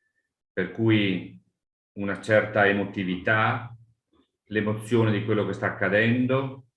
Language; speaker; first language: Italian; native; Italian